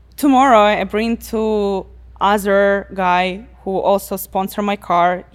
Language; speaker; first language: English; non-native, learner; Russian